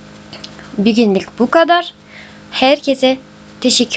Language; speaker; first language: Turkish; non-native, fluent; Kazakh